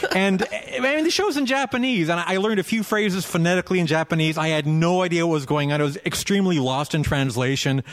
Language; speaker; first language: English; native; English